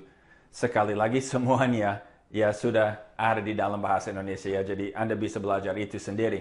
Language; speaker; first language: Indonesian; non-native, fluent; English